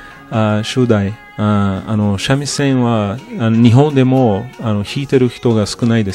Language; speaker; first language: Japanese; non-native, learner; Portuguese